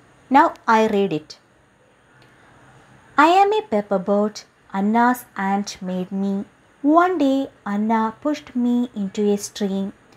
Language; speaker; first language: English; non-native, local second language; Malayalam